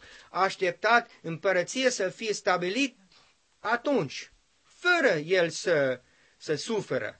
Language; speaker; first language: Romanian; non-native, learner; English